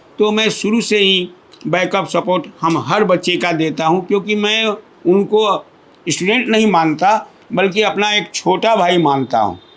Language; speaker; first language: Hindi; native; Hindi